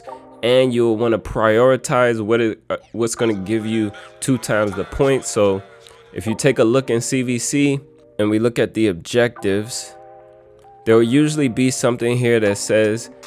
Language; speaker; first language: English; native; English